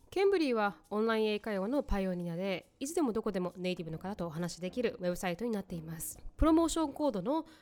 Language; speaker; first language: Japanese; native; Japanese